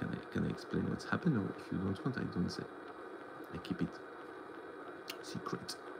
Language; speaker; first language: English; non-native, fluent; French